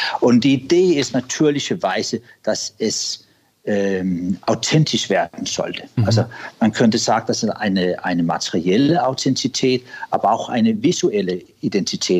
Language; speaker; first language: German; non-native, learner; Danish